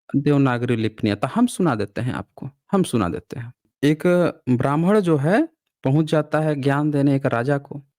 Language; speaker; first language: Hindi; native; Hindi